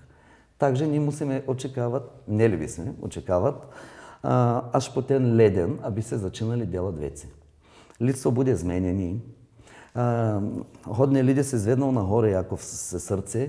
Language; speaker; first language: Czech; non-native, learner; Bulgarian